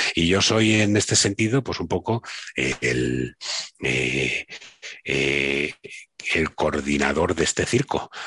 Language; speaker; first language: Spanish; native; Spanish